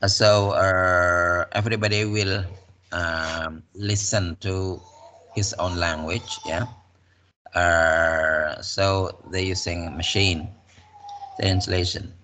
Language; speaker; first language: English; non-native, fluent; Indonesian